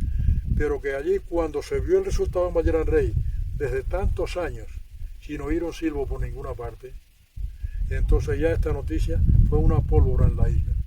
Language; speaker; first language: Spanish; native; Spanish